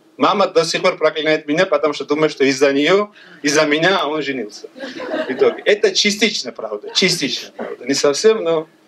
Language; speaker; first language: Russian; non-native, local second language; Georgian